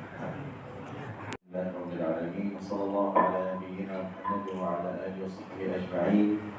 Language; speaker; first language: Malay; early bilingual, heritage; Malay